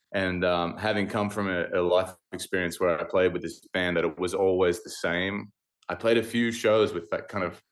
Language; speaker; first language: English; native; English